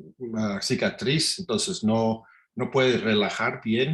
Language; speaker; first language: Spanish; non-native, fluent; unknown